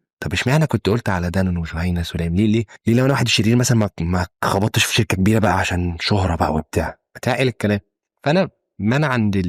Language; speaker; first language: Arabic; native; Arabic